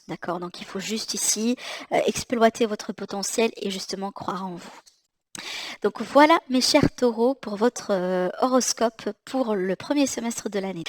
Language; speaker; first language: French; native; French